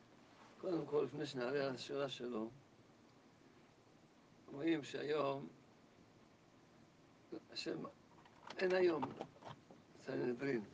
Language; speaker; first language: Hebrew; early bilingual, other home language; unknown